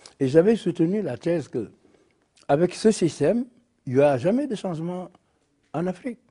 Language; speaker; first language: French; non-native, local second language; Wolof